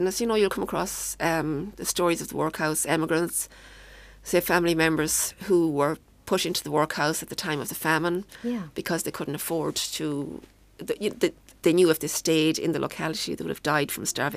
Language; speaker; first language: English; native; English